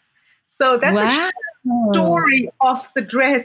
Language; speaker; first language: English; native; English